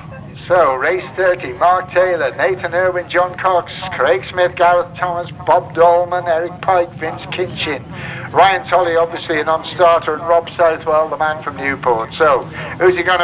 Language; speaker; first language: English; native; English